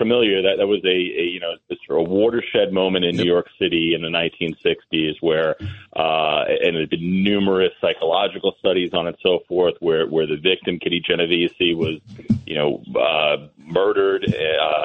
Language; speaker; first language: English; native; English